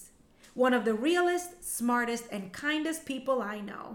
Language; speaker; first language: English; early bilingual, other home language; Spanish